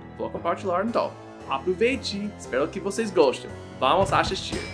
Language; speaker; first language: Portuguese; non-native, learner; Dutch